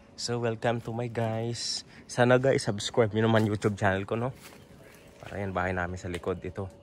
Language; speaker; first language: Filipino; non-native, local second language; Hiligaynon